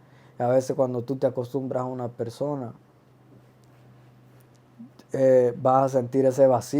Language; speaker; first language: Spanish; early bilingual, other home language; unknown